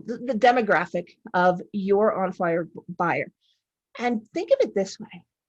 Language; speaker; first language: English; native; English